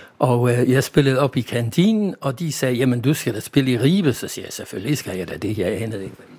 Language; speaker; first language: Danish; non-native, fluent; English